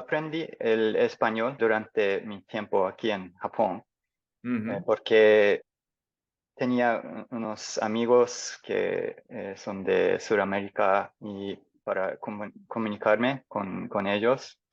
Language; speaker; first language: Spanish; non-native, fluent; English